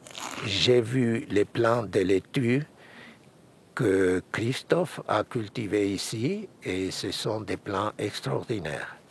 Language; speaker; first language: French; early bilingual, heritage; Spanish